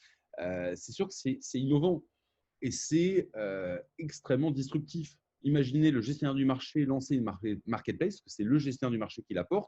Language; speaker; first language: French; native; French